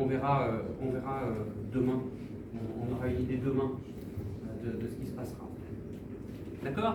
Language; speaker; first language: French; native; French